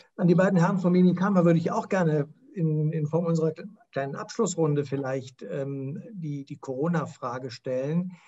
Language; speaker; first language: German; native; German